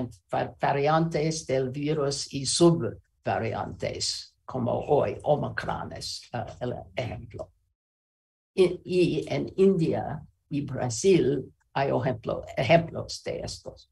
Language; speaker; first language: Spanish; non-native, learner; English